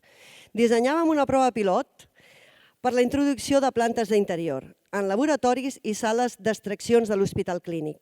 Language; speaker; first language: Catalan; native; Catalan